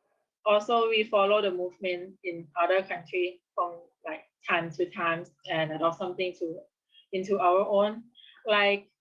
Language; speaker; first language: English; non-native, learner; Thai